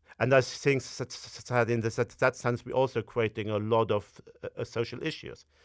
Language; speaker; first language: English; non-native, fluent; Luxembourgish